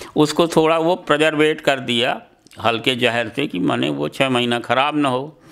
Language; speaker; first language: Hindi; native; Hindi